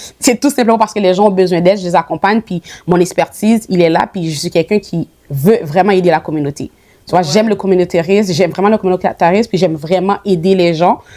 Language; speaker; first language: French; early bilingual, other home language; Haitian Creole